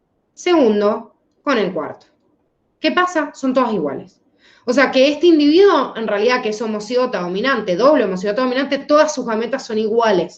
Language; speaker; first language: Spanish; native; Spanish